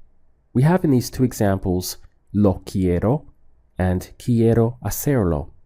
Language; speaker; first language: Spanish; non-native, fluent; English